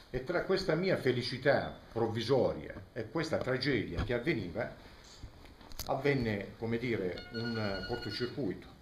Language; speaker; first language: Italian; native; Italian